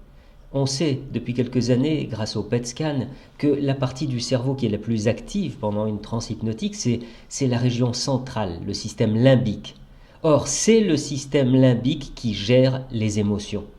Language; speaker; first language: French; native; French